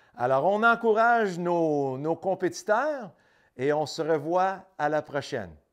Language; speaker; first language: French; native; French